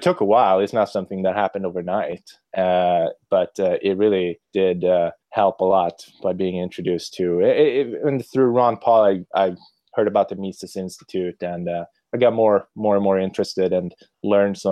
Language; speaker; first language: English; non-native, fluent; Swedish